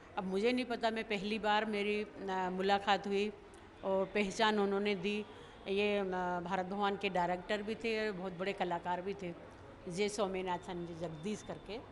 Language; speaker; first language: Hindi; non-native, local second language; Bhili